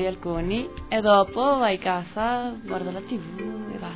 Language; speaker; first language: Italian; non-native, learner; Spanish